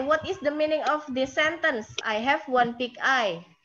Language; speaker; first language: English; non-native, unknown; Indonesian